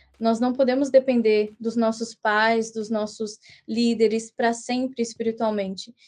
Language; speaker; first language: Portuguese; early bilingual, heritage; English